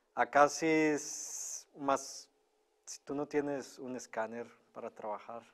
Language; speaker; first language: Spanish; native; Spanish